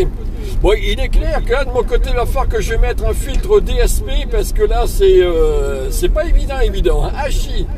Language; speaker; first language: French; native; French